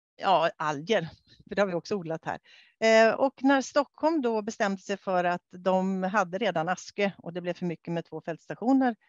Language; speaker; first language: Swedish; native; Swedish